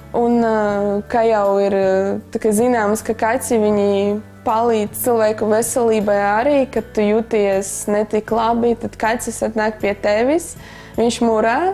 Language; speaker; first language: Latvian; non-native, local second language; Russian